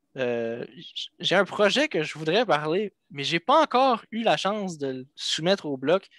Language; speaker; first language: French; native; French